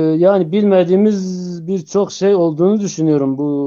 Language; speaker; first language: Turkish; non-native, local second language; Zaza